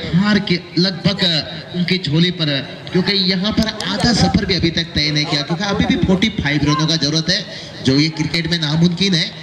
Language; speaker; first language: Hindi; non-native, local second language; Marathi